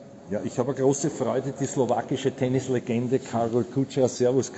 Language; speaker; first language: German; native; German